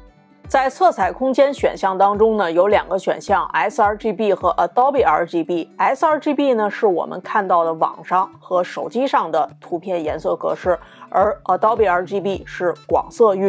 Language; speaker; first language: Chinese; native; Chinese